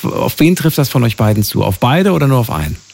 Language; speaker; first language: German; native; German